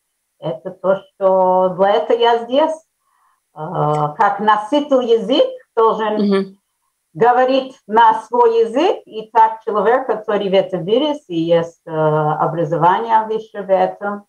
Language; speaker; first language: Russian; early bilingual, heritage; Russian